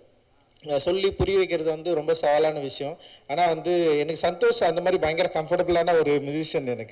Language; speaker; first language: Tamil; native; Tamil